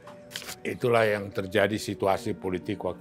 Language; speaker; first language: Indonesian; native; Indonesian